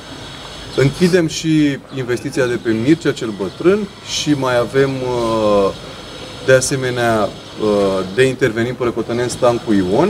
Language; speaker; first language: Romanian; native; Romanian